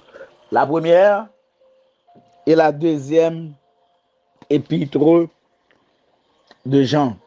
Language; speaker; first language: French; non-native, learner; Haitian Creole